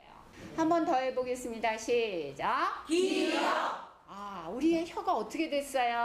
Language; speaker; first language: Korean; native; Korean